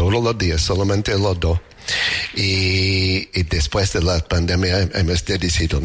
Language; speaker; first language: Spanish; non-native, fluent; English